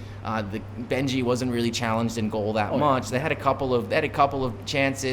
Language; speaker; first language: English; native; English